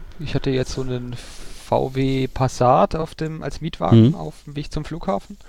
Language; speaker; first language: German; native; German